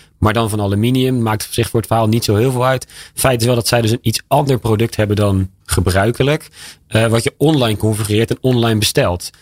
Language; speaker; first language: Dutch; native; Dutch